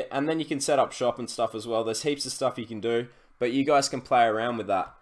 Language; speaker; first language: English; native; English